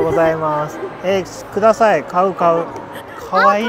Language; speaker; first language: Japanese; native; Japanese